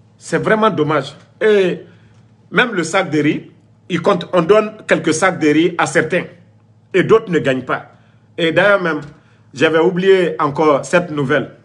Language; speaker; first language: French; non-native, local second language; Mandingo